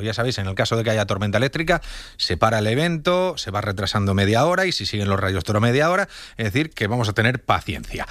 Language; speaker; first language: Spanish; native; Spanish